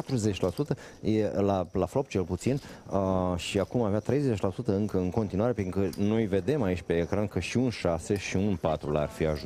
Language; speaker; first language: Romanian; native; Romanian